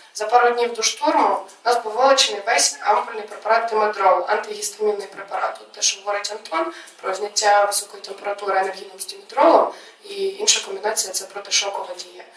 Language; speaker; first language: Ukrainian; native; Ukrainian